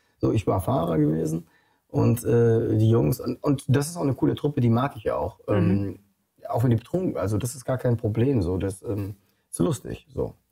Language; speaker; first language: German; early bilingual, other home language; Polish